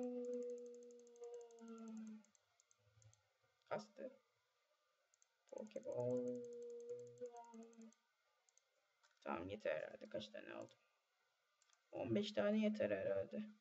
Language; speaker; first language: Turkish; native; Turkish